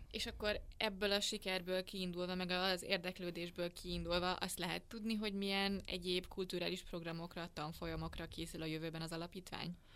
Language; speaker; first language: Hungarian; native; Hungarian